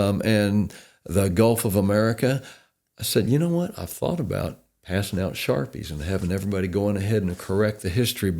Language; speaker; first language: English; native; English